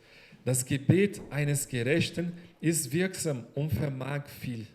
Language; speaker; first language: German; non-native, learner; Portuguese